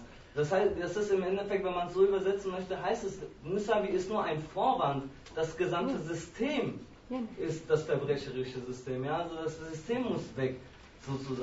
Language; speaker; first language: German; native; German